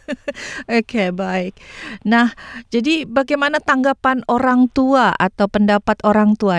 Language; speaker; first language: Indonesian; native; Indonesian